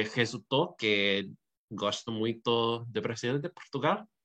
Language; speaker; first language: Portuguese; non-native, learner; English